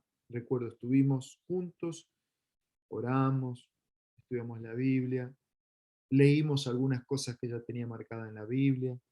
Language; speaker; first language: Spanish; native; Spanish